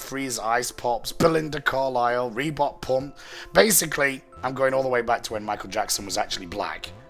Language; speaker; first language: English; native; English